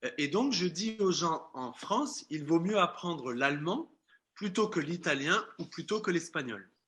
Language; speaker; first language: French; native; French